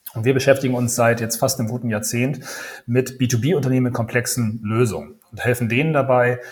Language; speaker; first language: German; native; German